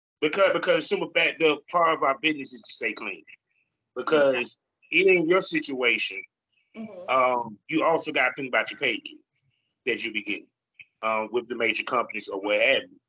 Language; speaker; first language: English; native; English